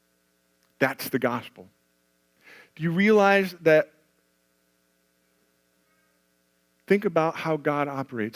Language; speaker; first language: English; native; English